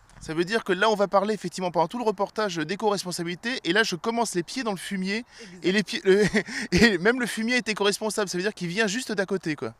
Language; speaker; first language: French; native; French